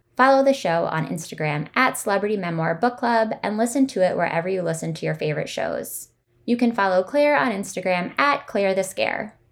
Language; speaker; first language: English; native; English